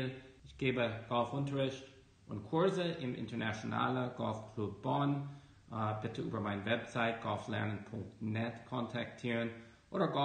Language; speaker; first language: German; non-native, fluent; English